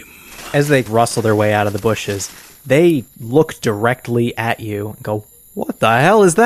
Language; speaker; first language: English; native; English